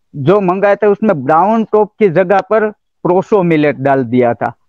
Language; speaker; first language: Hindi; non-native, local second language; Gujarati